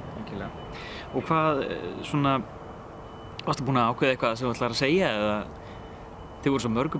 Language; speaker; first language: Icelandic; native; Icelandic